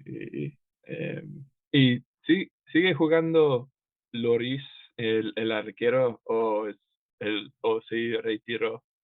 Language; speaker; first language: Spanish; non-native, fluent; English